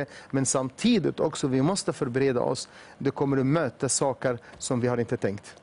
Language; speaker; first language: Swedish; non-native, fluent; Arabic